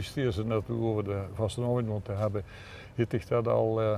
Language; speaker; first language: Dutch; native; Dutch